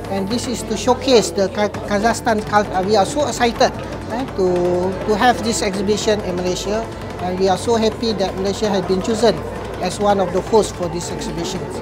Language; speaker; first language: English; non-native, fluent; Kazakh